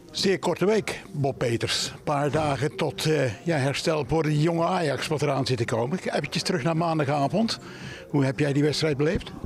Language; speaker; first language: Dutch; native; Dutch